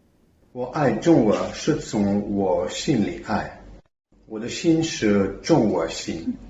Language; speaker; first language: Chinese; non-native, learner; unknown